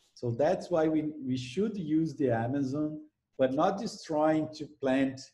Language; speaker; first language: English; non-native, fluent; Portuguese